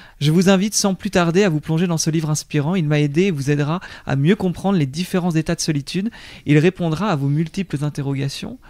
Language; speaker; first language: French; native; French